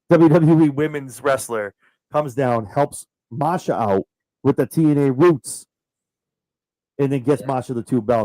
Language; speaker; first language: English; native; English